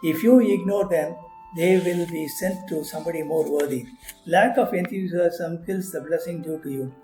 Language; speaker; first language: English; non-native, local second language; Tamil